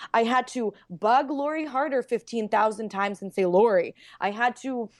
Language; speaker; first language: English; non-native, fluent; Russian